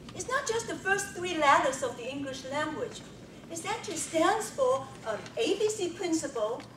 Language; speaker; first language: English; non-native, fluent; Chinese